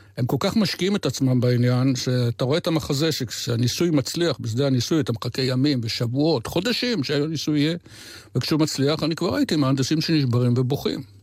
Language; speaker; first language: Hebrew; native; Hebrew